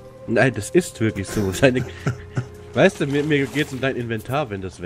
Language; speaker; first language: German; native; German